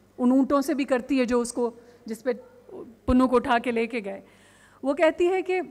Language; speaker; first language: Urdu; non-native, local second language; Sindhi